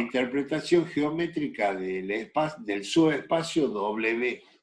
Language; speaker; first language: Spanish; native; Spanish